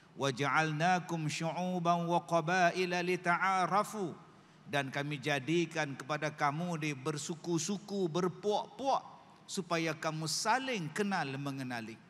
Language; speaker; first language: Malay; native; Malay